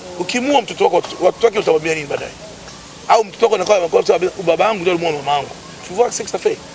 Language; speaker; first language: Swahili; non-native, local second language; Lingala